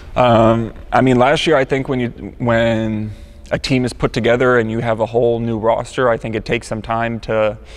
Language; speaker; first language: English; native; English